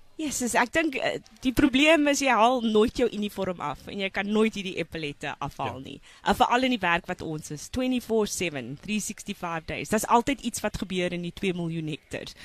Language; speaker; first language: Afrikaans; non-native, local second language; English